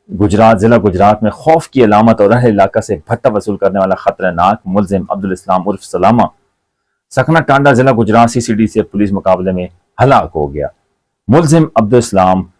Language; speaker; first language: Urdu; non-native, local second language; Punjabi